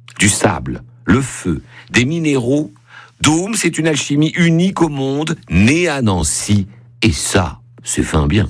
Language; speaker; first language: French; native; French